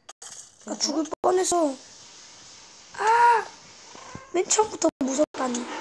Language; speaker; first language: Korean; native; Korean